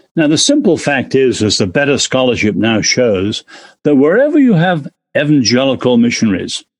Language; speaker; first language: English; native; English